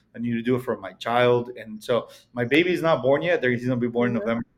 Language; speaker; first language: English; early bilingual, other home language; Spanish